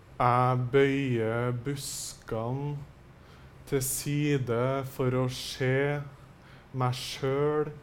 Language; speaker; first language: Norwegian; native; Norwegian